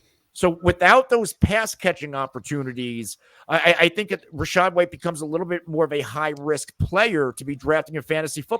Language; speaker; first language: English; native; English